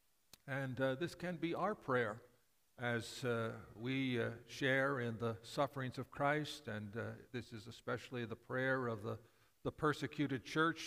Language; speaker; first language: English; native; English